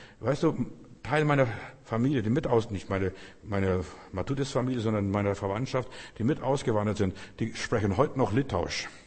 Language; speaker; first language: German; early bilingual, other home language; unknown